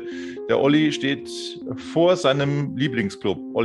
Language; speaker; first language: German; native; German